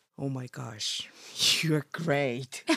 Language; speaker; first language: English; non-native, learner; Japanese